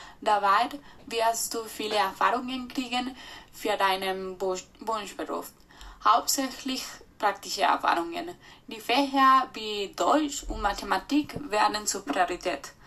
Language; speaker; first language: German; non-native, learner; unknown